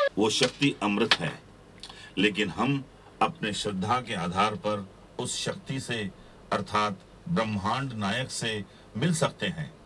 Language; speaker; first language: Hindi; non-native, local second language; Marathi